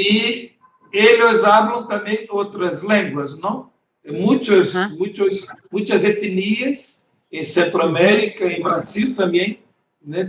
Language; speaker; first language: Spanish; non-native, learner; Portuguese